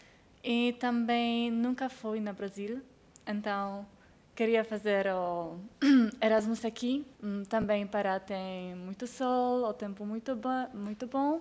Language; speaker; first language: Portuguese; non-native, learner; Polish